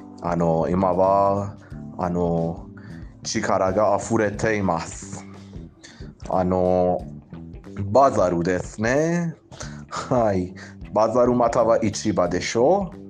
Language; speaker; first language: Japanese; non-native, fluent; Persian